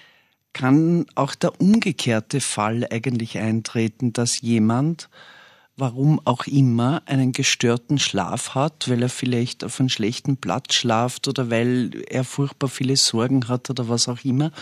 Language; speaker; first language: German; native; German